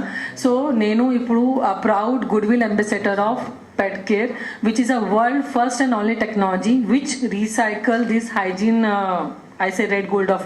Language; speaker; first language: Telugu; non-native, local second language; Hindi